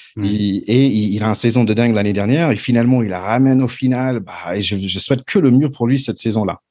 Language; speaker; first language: French; non-native, fluent; English